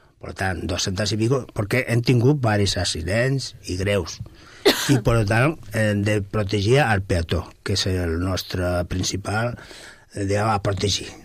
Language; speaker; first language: Catalan; non-native, local second language; Spanish